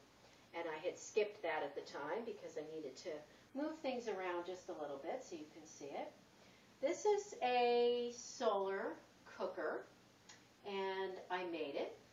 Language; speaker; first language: English; native; English